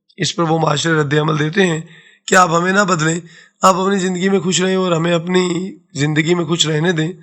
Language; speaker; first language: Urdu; non-native, local second language; Saraiki